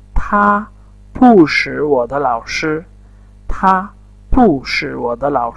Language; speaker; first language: Chinese; non-native, learner; Urdu